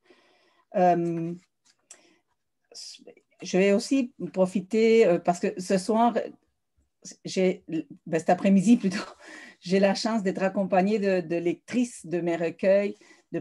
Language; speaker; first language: French; early bilingual, other home language; Spanish